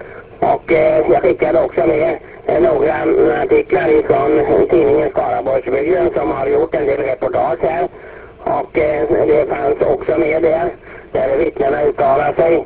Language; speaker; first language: Swedish; native; Swedish